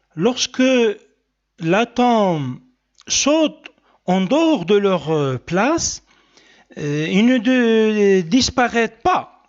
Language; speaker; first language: French; non-native, local second language; Arabic